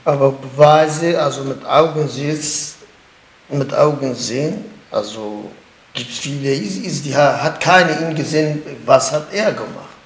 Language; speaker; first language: German; non-native, learner; Kurdish